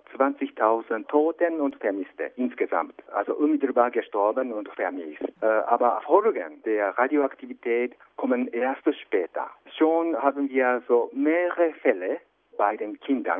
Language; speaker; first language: German; non-native, fluent; Japanese